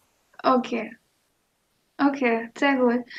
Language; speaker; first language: German; non-native, fluent; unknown